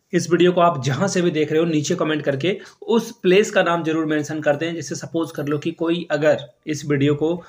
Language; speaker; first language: Hindi; native; Hindi